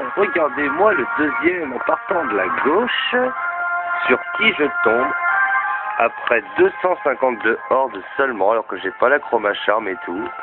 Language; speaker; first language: French; native; French